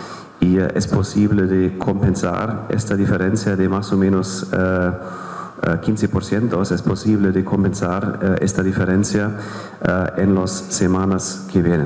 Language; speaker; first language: Spanish; non-native, fluent; German